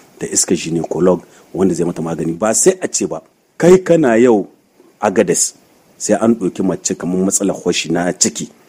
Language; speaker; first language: Hausa; native; Hausa